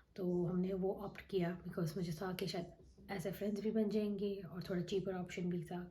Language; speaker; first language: Urdu; native; Urdu